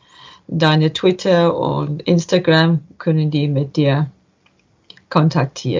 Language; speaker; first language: German; non-native, learner; English